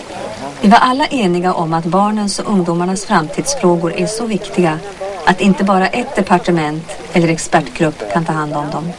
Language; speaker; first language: Swedish; native; Swedish